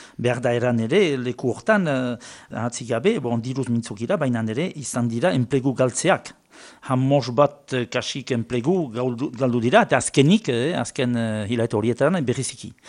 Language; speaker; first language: Basque; native; Basque